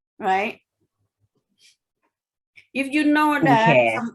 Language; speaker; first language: English; non-native, fluent; Thai